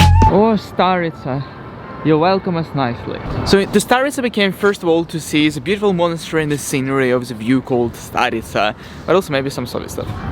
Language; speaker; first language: English; non-native, fluent; Russian